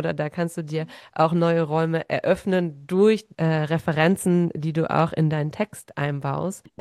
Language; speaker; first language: German; native; German